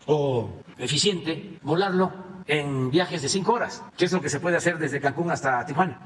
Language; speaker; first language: Spanish; native; Spanish